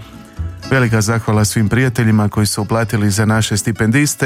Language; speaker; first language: Croatian; native; Croatian